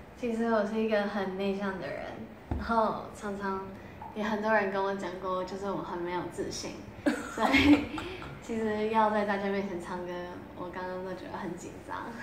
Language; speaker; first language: Chinese; early bilingual, heritage; Chinese